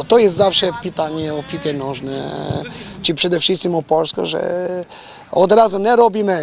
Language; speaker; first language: Polish; non-native, fluent; Albanian